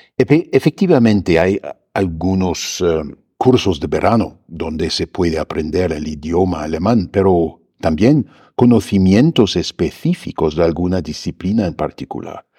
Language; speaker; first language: Spanish; non-native, fluent; German